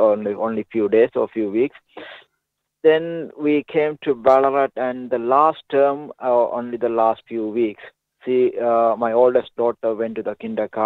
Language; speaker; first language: English; non-native, local second language; Tamil